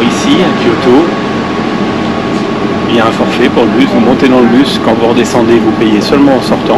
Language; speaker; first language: French; native; French